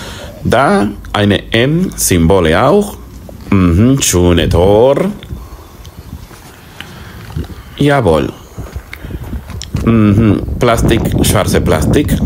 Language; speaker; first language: German; non-native, learner; Spanish